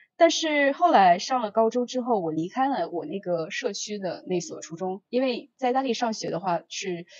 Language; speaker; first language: Chinese; early bilingual, heritage; Chinese